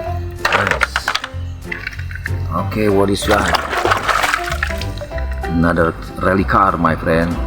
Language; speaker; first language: English; non-native, learner; Indonesian